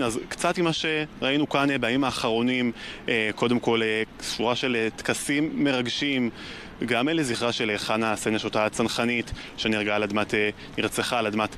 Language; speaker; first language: Hebrew; native; Hebrew